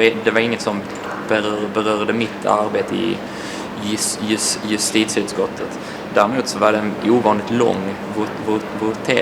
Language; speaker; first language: Swedish; native; Swedish